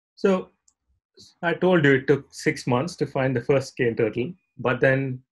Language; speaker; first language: English; non-native, local second language; Tamil